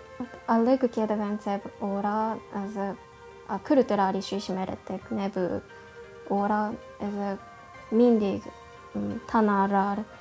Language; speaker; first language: Hungarian; non-native, learner; Japanese